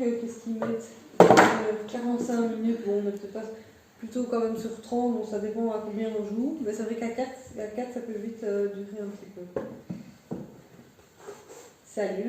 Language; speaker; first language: French; native; French